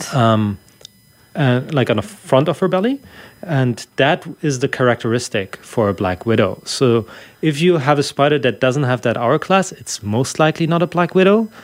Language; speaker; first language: English; non-native, fluent; German